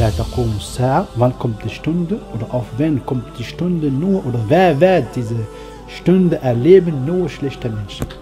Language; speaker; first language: German; non-native, learner; Arabic